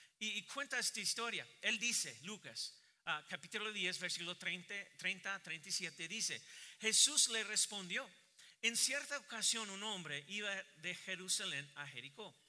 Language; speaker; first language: Spanish; non-native, fluent; English